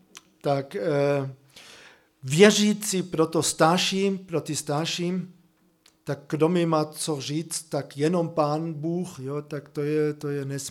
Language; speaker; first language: Czech; non-native, fluent; German